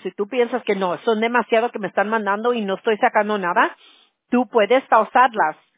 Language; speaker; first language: Spanish; early bilingual, heritage; Spanish